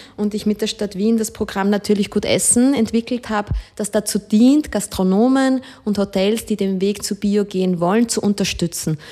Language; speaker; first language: German; early bilingual, other home language; Spanish